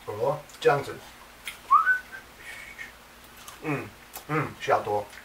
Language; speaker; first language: Chinese; non-native, learner; English